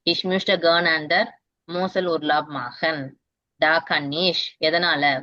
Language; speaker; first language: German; non-native, fluent; Tamil